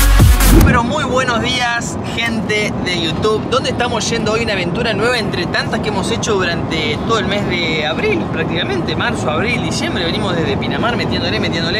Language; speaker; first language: Spanish; native; Spanish